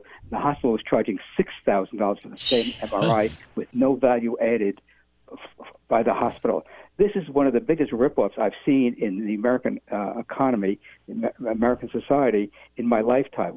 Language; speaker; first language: English; native; English